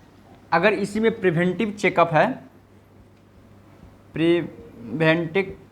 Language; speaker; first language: Hindi; native; Hindi